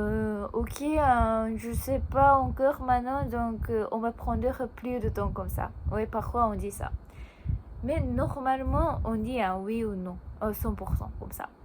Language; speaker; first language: French; non-native, learner; Japanese